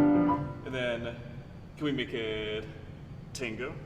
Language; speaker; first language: English; native; English